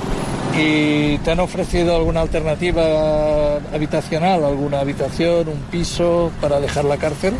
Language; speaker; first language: Spanish; native; Spanish